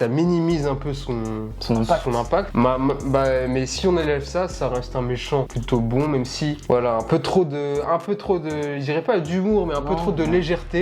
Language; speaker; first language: French; native; French